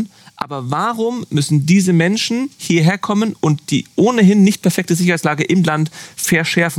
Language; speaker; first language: German; native; German